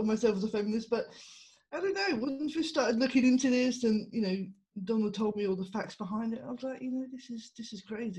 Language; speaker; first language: English; native; English